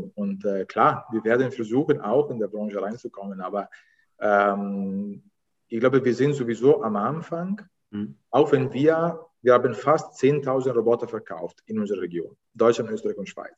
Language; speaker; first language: German; non-native, fluent; Italian